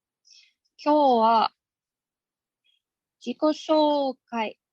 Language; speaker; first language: Japanese; non-native, learner; English